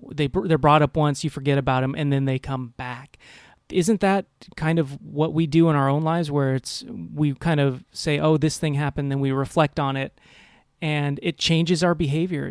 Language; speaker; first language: English; native; English